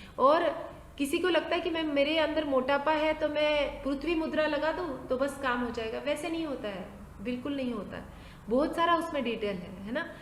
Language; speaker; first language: Hindi; non-native, local second language; Marathi